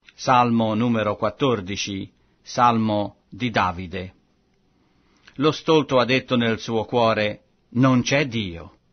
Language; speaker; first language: Italian; non-native, fluent; French